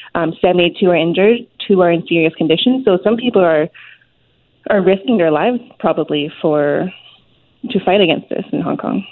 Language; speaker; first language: English; non-native, local second language; Cantonese